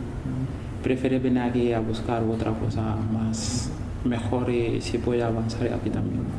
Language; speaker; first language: Spanish; non-native, learner; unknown